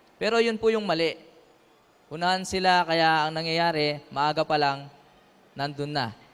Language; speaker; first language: Filipino; native; Filipino